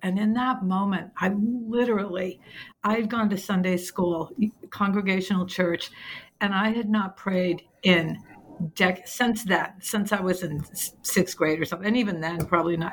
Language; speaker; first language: English; native; English